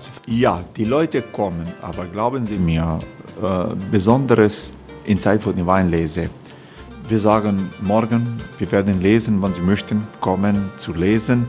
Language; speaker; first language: German; non-native, fluent; Croatian